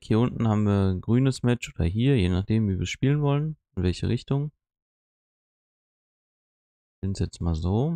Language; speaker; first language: German; native; German